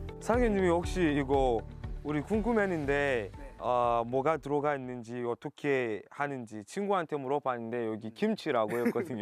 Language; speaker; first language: Korean; non-native, fluent; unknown